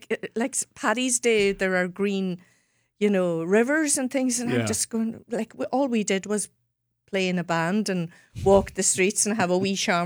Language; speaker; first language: English; non-native, local second language; Irish